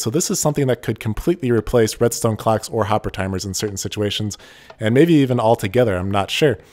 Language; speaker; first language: English; native; English